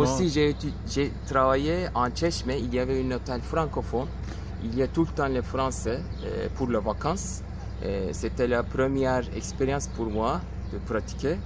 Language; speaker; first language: French; non-native, local second language; Turkish